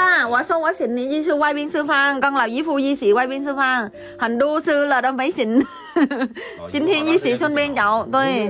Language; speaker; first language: Chinese; non-native, fluent; Vietnamese